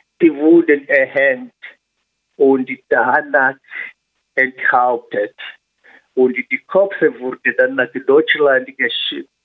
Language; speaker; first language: German; non-native, learner; Swahili